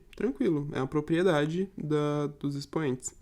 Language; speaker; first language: Portuguese; native; Portuguese